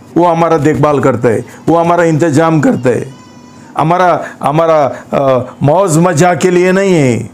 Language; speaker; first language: Hindi; non-native, local second language; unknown